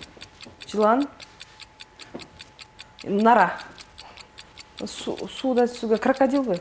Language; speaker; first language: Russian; non-native, local second language; Kyrgyz